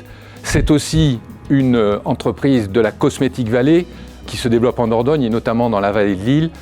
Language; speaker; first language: French; native; French